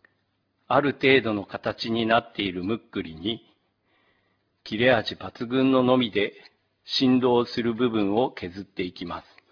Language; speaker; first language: Japanese; native; Japanese